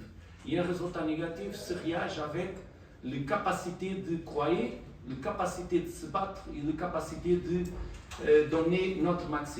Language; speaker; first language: French; non-native, learner; Portuguese